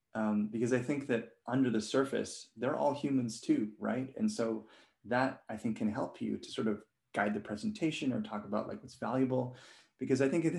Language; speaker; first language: English; non-native, local second language; Cantonese